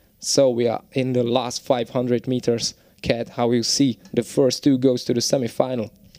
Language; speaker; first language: English; non-native, fluent; Czech